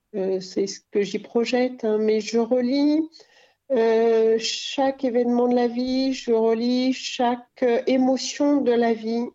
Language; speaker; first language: French; native; French